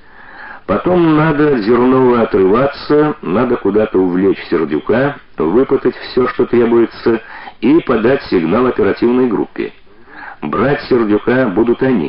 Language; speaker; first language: Russian; native; Russian